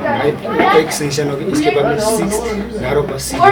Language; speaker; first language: Hindi; non-native, local second language; Ladakhi